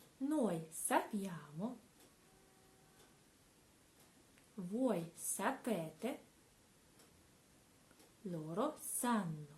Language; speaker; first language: Italian; non-native, fluent; Ukrainian